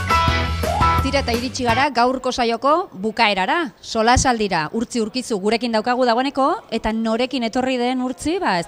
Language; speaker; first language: Basque; native; Basque